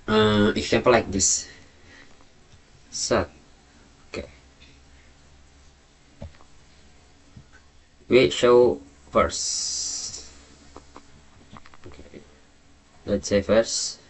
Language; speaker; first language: English; non-native, learner; Indonesian